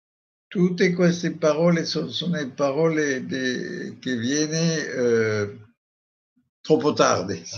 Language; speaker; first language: Italian; non-native, fluent; French